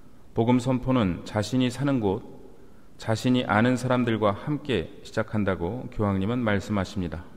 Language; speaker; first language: Korean; native; Korean